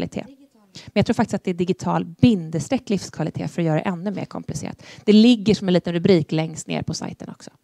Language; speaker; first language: Swedish; native; Swedish